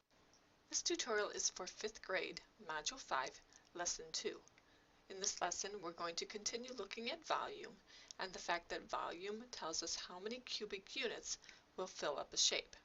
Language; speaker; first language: English; native; English